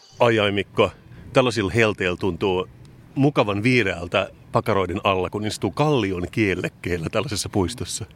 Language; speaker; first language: Finnish; native; Finnish